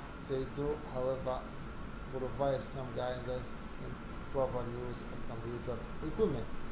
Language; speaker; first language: English; non-native, fluent; Arabic